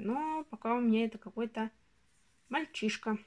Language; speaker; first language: Russian; native; Russian